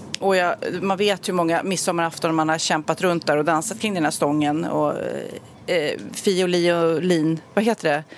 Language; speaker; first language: Swedish; native; Swedish